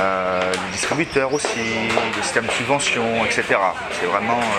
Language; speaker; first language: French; native; French